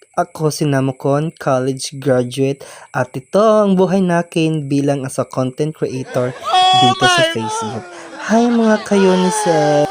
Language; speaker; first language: Filipino; non-native, local second language; Waray